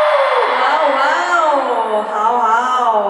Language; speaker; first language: Chinese; non-native, learner; Korean